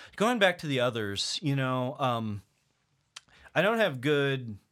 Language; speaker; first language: English; native; English